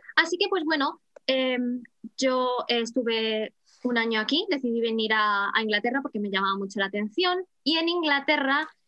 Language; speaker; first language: Spanish; native; Spanish